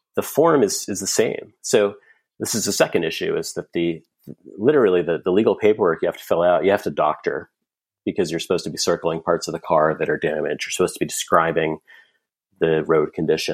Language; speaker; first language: English; native; English